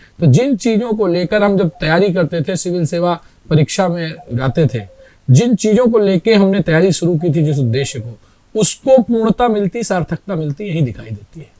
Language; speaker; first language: Hindi; native; Hindi